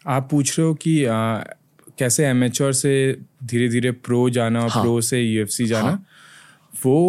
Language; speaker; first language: Hindi; native; Hindi